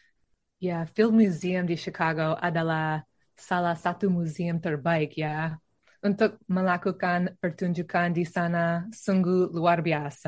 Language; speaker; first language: Indonesian; non-native, learner; English